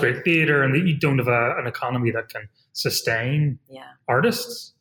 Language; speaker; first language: English; native; English